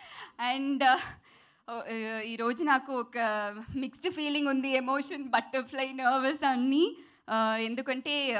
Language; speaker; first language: Telugu; non-native, learner; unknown